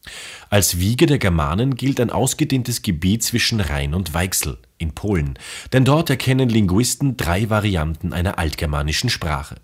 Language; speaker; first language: German; native; German